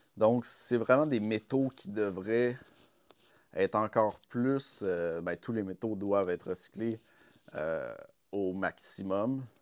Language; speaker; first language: French; native; French